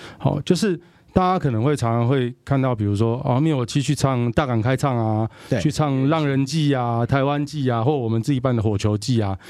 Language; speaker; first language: Chinese; native; Chinese